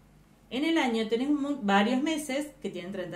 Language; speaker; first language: Spanish; native; Spanish